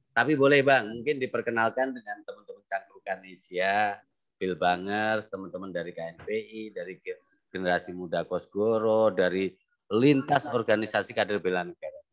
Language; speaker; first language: Indonesian; native; Indonesian